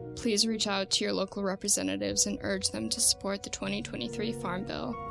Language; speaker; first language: English; native; English